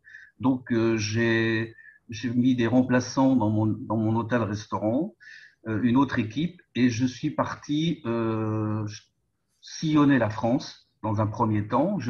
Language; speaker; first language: French; native; French